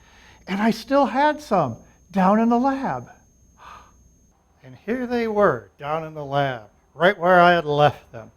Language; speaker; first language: English; native; English